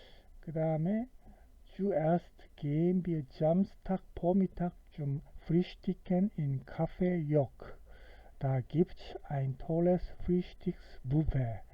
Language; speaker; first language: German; non-native, fluent; Korean